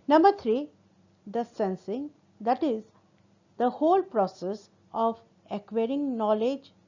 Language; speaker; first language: English; non-native, local second language; Assamese